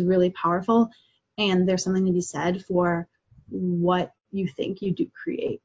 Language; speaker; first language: English; native; English